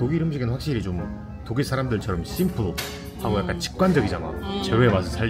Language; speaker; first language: Korean; native; Korean